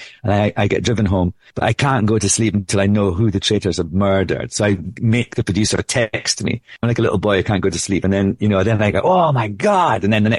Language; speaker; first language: English; native; English